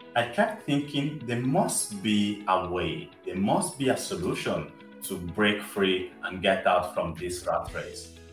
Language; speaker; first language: English; non-native, fluent; Italian